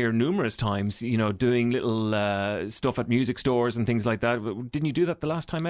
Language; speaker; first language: English; native; English